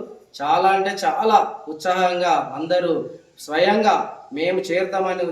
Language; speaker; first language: Telugu; native; Telugu